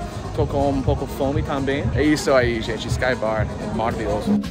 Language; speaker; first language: Portuguese; non-native, fluent; English